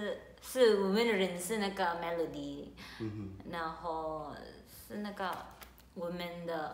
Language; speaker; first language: Chinese; non-native, learner; Filipino